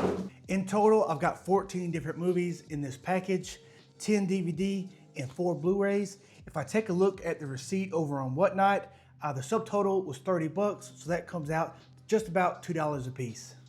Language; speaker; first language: English; native; English